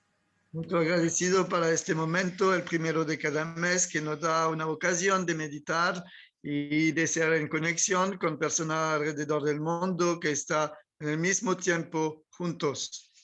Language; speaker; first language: Spanish; non-native, learner; French